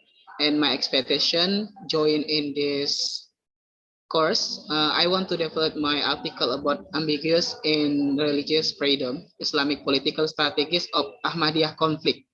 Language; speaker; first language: English; non-native, learner; Indonesian